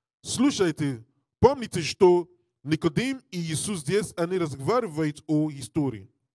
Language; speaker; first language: Russian; non-native, learner; English